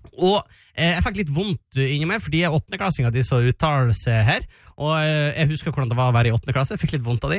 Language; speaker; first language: Norwegian; native; Norwegian